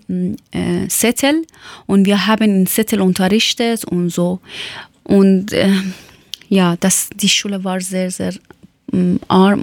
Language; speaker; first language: German; non-native, learner; Persian